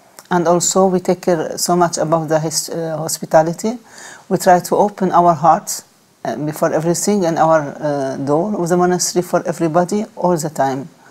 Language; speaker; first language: English; non-native, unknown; Arabic